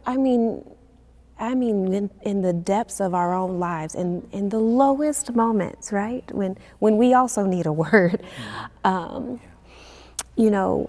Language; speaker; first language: English; native; English